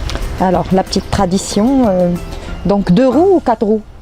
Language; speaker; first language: French; native; French